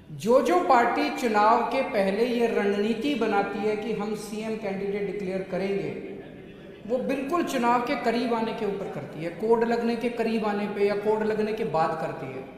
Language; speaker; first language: Hindi; native; Hindi